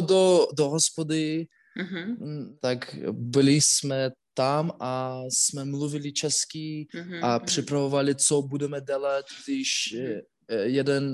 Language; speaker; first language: Czech; non-native, learner; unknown